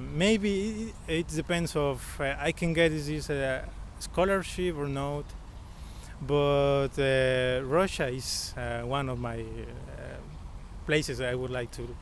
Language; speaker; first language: English; non-native, learner; Spanish